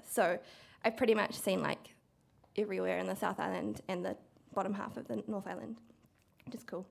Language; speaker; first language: English; native; English